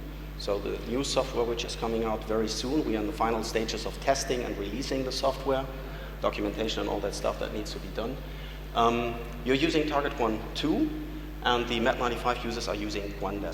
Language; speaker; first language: English; non-native, fluent; German